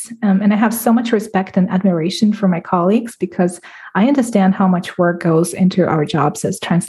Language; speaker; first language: English; non-native, fluent; Russian